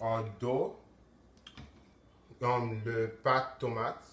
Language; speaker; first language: French; non-native, learner; English